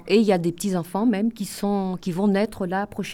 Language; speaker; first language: French; native; French